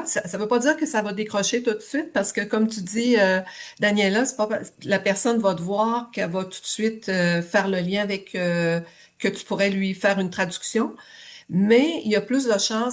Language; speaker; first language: French; native; French